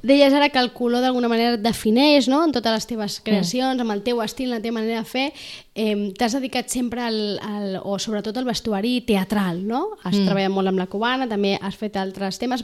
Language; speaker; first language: Catalan; native; Catalan